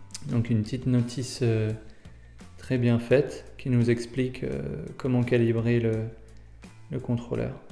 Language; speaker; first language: French; native; French